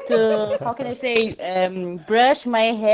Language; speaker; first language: English; non-native, fluent; Portuguese